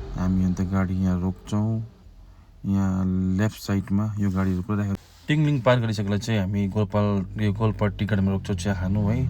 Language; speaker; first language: Nepali; native; Nepali